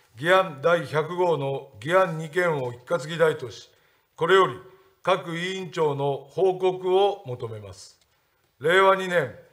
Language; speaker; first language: Japanese; native; Japanese